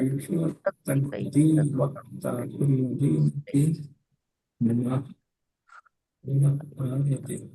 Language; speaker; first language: Arabic; non-native, learner; Bangla